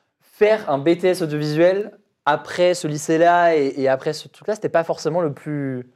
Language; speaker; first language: French; native; French